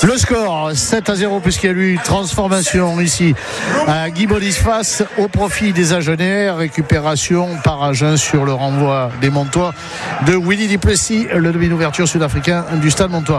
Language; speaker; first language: French; native; French